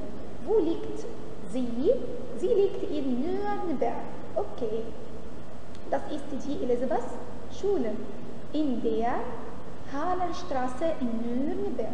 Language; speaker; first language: German; non-native, fluent; Arabic